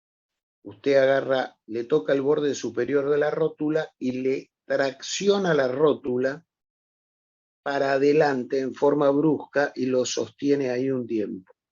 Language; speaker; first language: Spanish; native; Spanish